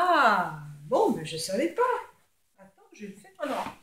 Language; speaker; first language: French; native; French